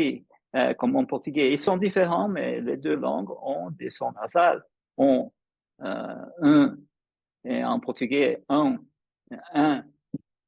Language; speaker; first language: French; non-native, fluent; English